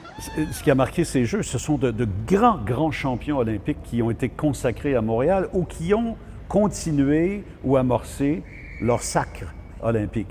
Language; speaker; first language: French; native; French